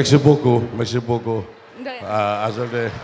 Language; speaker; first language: French; non-native, learner; Vietnamese